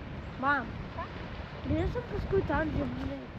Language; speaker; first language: Lithuanian; early bilingual, heritage; Lithuanian